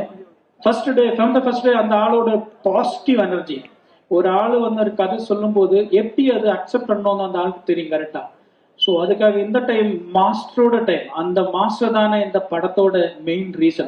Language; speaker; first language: Tamil; non-native, learner; Malayalam